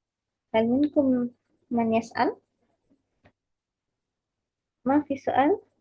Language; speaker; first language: Arabic; non-native, fluent; Indonesian